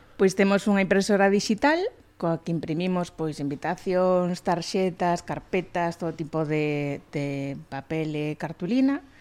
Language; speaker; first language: Galician; non-native, local second language; Spanish